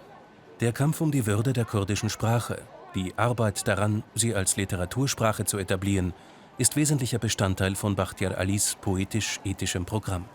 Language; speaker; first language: German; native; German